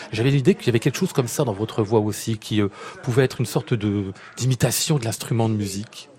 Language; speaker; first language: French; native; French